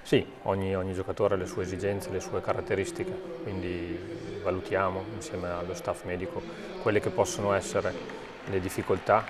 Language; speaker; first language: Italian; native; Italian